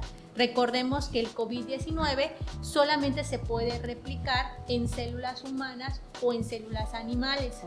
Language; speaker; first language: Spanish; native; Spanish